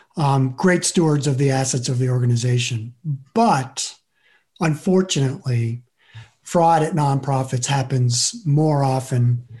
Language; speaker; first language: English; native; English